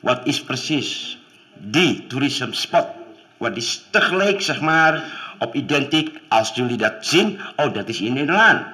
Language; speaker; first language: Dutch; non-native, learner; Indonesian